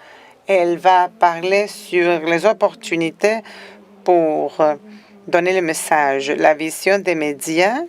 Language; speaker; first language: French; non-native, fluent; Spanish